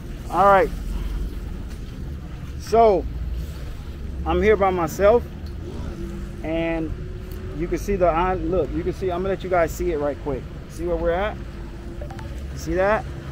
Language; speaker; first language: English; native; English